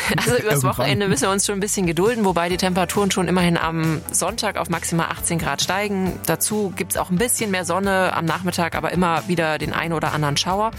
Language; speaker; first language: German; native; German